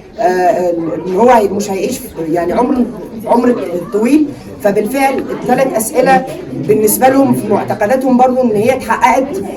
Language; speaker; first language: Egyptian Arabic; non-native, local second language; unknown